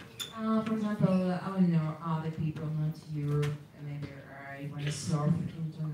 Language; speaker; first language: English; non-native, learner; Russian